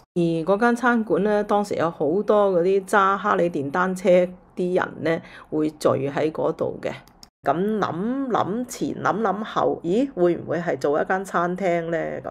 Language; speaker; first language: Cantonese; early bilingual, heritage; Cantonese